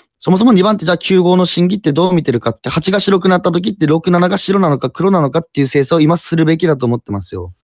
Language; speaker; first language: Japanese; native; Japanese